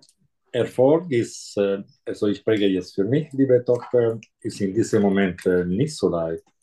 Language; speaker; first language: German; non-native, fluent; Italian